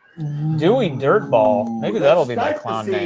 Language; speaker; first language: English; native; English